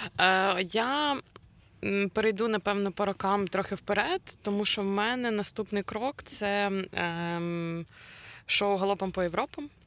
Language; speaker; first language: Ukrainian; non-native, local second language; Russian